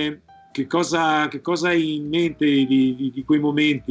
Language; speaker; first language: Italian; native; Italian